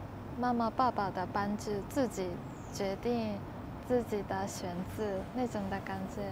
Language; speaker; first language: Chinese; non-native, learner; Japanese